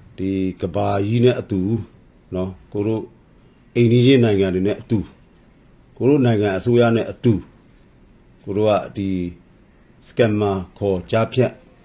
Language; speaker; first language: Burmese; non-native, local second language; S'gaw Karen